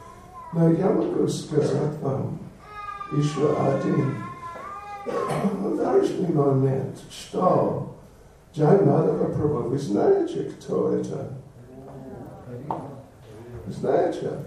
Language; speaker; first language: Russian; non-native, learner; English